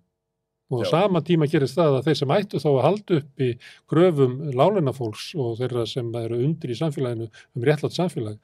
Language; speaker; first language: Icelandic; native; Icelandic